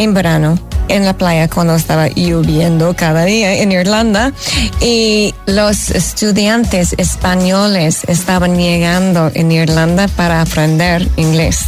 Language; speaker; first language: Spanish; non-native, fluent; English